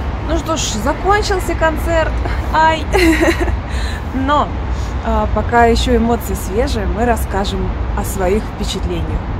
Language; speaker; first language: Russian; native; Russian